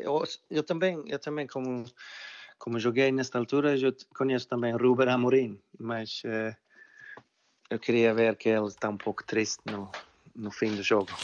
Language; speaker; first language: Portuguese; non-native, fluent; Swedish